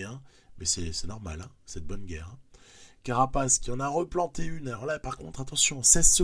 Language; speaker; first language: French; native; French